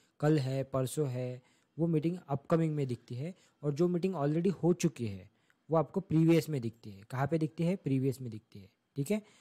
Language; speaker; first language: Hindi; non-native, local second language; Marathi